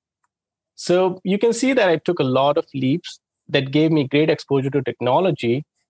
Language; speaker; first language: English; non-native, local second language; Hindi